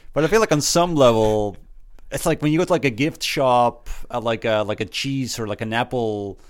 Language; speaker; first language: English; early bilingual, other home language; Spanish